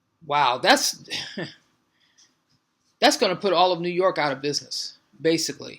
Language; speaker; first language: English; native; English